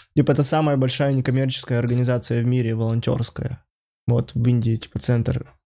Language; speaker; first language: Russian; native; Russian